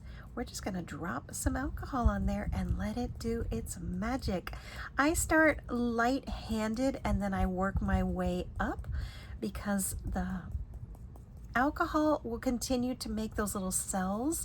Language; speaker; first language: English; native; English